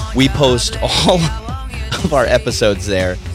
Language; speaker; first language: English; native; English